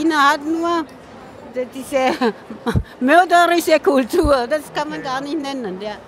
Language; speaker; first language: German; non-native, fluent; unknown